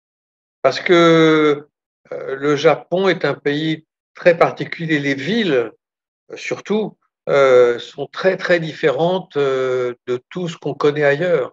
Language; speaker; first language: French; native; French